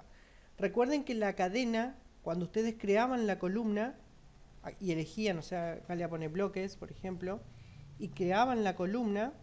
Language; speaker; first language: Spanish; native; Spanish